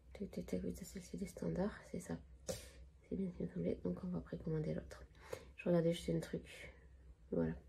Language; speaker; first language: French; native; French